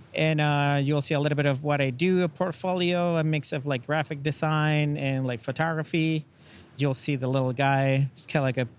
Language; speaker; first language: English; non-native, fluent; Spanish